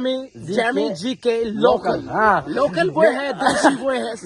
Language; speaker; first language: Hindi; native; Hindi